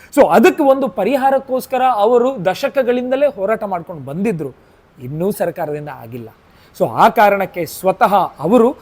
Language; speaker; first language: Kannada; native; Kannada